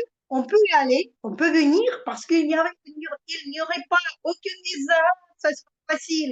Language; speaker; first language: French; non-native, fluent; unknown